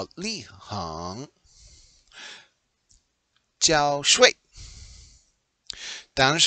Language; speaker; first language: Chinese; non-native, learner; English